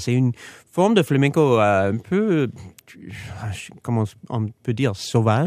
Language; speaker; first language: French; non-native, fluent; English